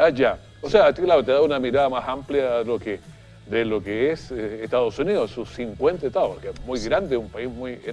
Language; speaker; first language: Spanish; native; Spanish